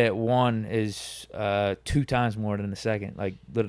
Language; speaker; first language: English; native; English